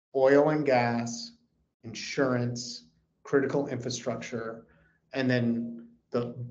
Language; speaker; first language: English; native; English